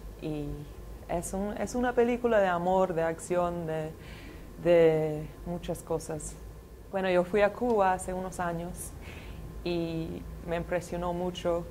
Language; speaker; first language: Spanish; non-native, fluent; English